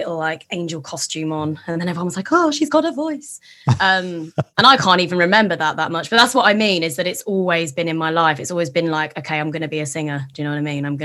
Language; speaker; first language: English; native; English